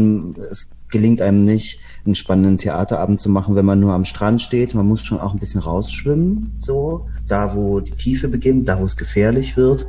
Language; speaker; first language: German; native; German